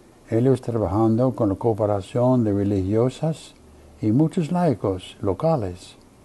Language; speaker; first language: Spanish; non-native, fluent; English